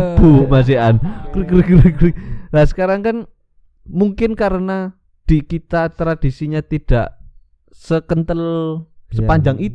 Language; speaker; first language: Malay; non-native, local second language; Javanese